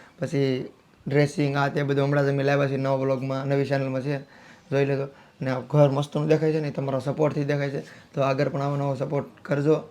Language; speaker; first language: Gujarati; native; Gujarati